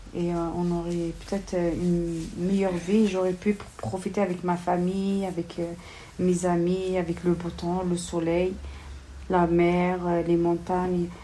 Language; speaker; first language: French; non-native, local second language; Kabyle